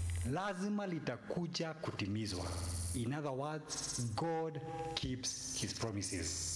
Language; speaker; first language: English; non-native, local second language; Kikuyu